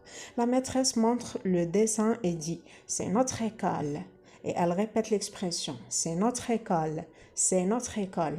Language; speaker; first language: French; non-native, local second language; Arabic